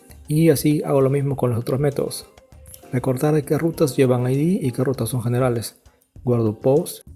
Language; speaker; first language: Spanish; native; Spanish